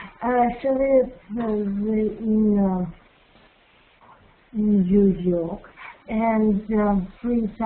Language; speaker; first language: English; non-native, learner; Russian